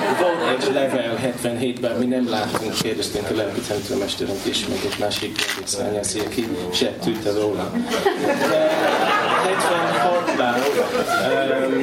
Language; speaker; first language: Hungarian; non-native, learner; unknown